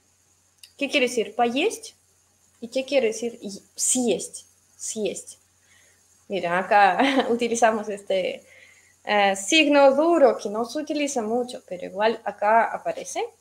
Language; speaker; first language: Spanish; non-native, fluent; Russian